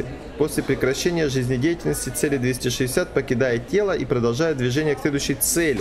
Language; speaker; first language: Russian; native; Russian